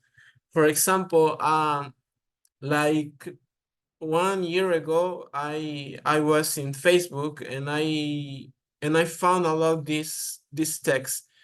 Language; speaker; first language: English; non-native, learner; Spanish